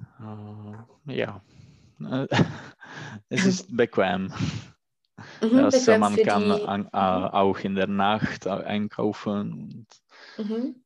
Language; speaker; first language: German; non-native, learner; Czech